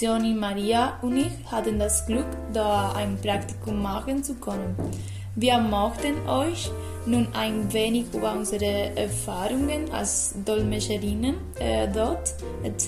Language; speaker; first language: German; non-native, learner; Spanish